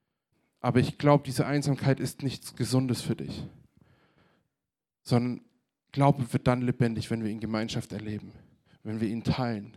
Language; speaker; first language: German; native; German